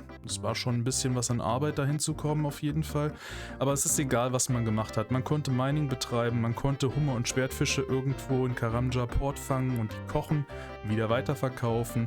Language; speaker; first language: German; native; German